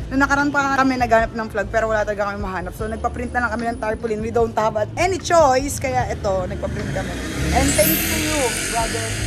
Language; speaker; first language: Filipino; native; Filipino